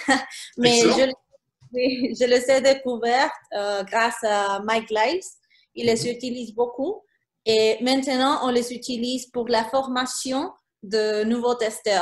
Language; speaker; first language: French; non-native, fluent; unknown